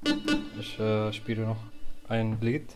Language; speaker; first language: German; non-native, learner; Arabic